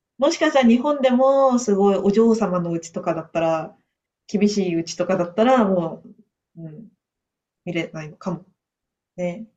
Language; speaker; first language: Japanese; native; Japanese